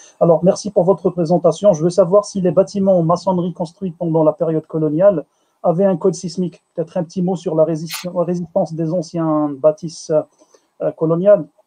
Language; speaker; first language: French; non-native, local second language; Arabic